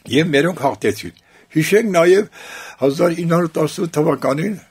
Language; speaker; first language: Armenian; non-native, local second language; Kurdish